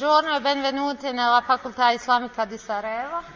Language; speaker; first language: Italian; non-native, learner; Bosnian